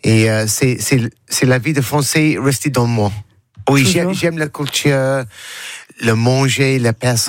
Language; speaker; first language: French; non-native, learner; English